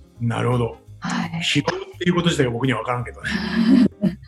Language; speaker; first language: Japanese; native; Japanese